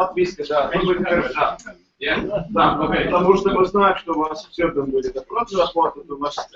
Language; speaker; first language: Russian; non-native, learner; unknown